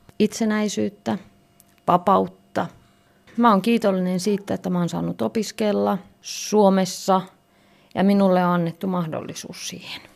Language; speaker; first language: Finnish; native; Finnish